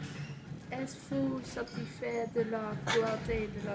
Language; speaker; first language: French; non-native, learner; Dutch